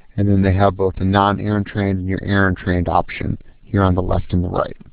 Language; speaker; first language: English; native; English